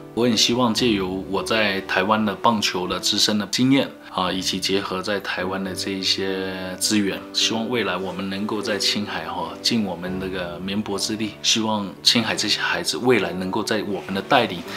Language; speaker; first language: Chinese; native; Chinese